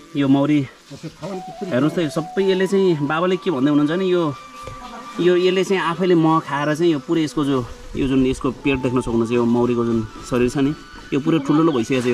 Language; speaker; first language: Nepali; non-native, local second language; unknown